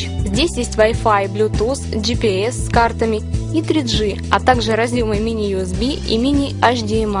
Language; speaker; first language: Russian; native; Russian